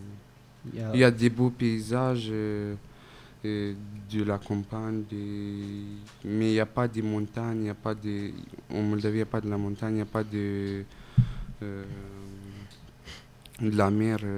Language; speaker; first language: French; non-native, fluent; Romanian